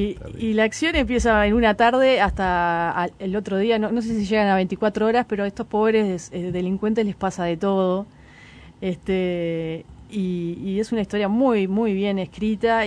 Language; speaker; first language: Spanish; native; Spanish